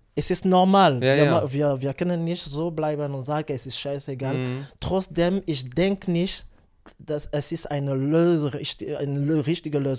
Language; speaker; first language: German; non-native, learner; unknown